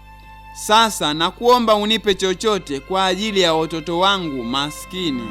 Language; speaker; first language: Swahili; native; Swahili